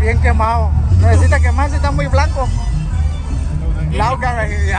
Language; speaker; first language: Spanish; early bilingual, heritage; Spanish